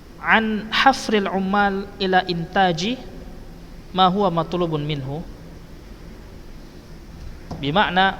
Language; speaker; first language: Arabic; non-native, fluent; Indonesian